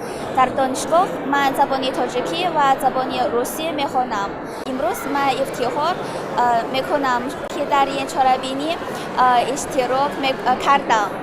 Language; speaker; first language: Persian; non-native, learner; Chinese